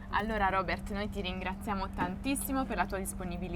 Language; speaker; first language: Italian; native; Italian